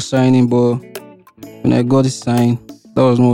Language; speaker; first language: English; non-native, local second language; Yoruba